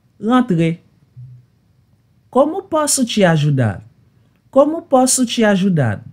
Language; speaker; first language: Portuguese; non-native, learner; Haitian Creole